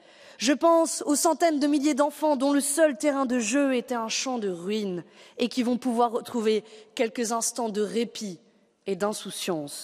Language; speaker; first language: French; native; French